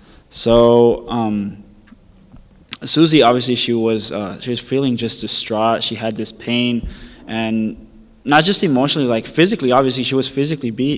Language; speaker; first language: English; early bilingual, other home language; Spanish